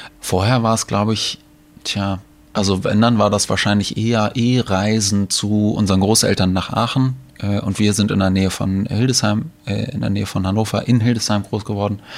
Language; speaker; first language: German; native; German